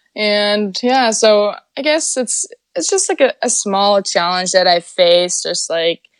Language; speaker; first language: English; non-native, fluent; German